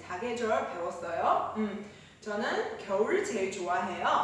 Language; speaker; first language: Korean; non-native, fluent; Chinese